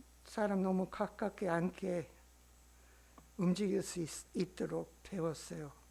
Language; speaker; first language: Korean; non-native, learner; English